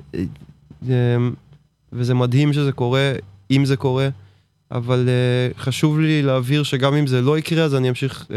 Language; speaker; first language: Hebrew; native; Hebrew